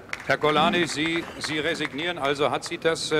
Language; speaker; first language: German; native; German